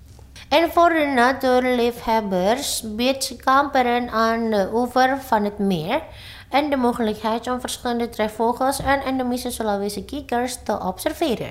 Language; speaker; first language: Dutch; non-native, fluent; Indonesian